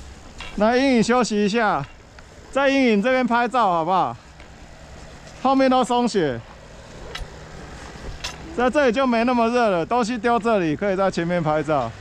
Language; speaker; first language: Chinese; native; Chinese